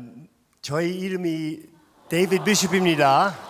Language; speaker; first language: Korean; non-native, fluent; English